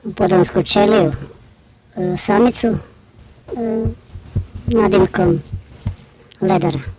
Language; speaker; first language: Croatian; native; Croatian